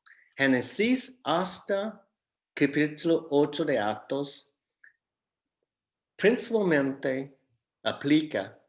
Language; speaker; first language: Spanish; non-native, fluent; English